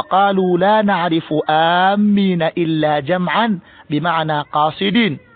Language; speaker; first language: Arabic; non-native, fluent; Swahili